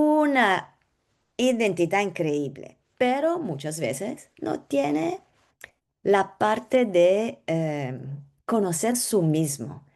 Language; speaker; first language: Spanish; non-native, learner; Italian